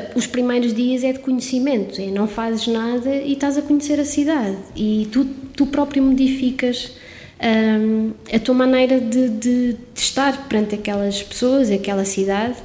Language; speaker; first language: Portuguese; native; Portuguese